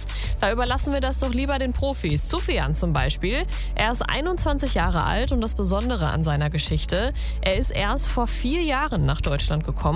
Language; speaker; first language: German; native; German